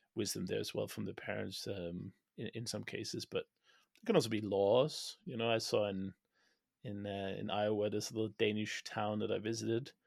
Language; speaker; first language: English; non-native, fluent; Danish